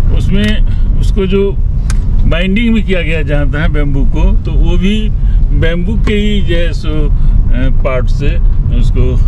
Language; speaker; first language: Hindi; native; Hindi